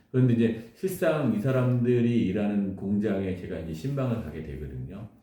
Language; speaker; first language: Korean; native; Korean